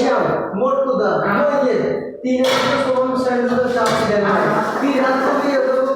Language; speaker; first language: Hindi; non-native, learner; Bangla